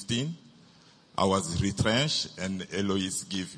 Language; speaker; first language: English; non-native, fluent; French